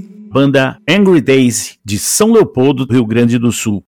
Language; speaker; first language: Portuguese; native; Portuguese